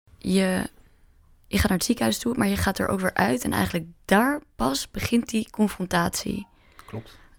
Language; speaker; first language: Dutch; native; Dutch